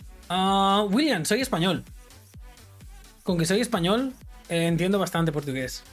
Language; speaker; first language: Spanish; non-native, learner; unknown